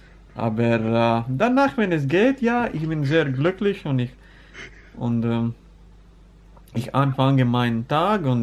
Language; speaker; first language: German; non-native, learner; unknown